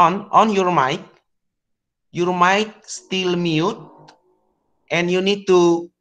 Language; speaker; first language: English; non-native, learner; Indonesian